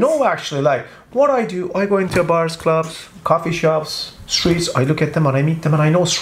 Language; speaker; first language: English; non-native, fluent; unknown